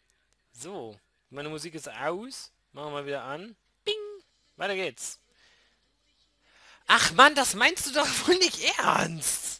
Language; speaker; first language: German; native; German